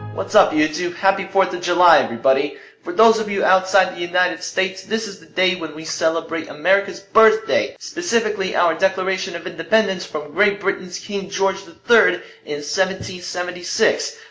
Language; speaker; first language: English; early bilingual, other home language; Russian